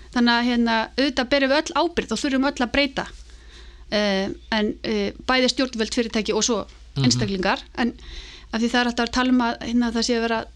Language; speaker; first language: Icelandic; native; Icelandic